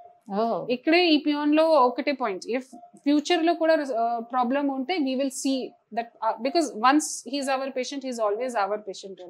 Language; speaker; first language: Telugu; non-native, local second language; Hindi